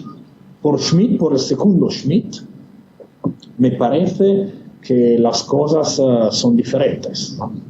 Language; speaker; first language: Spanish; non-native, fluent; Italian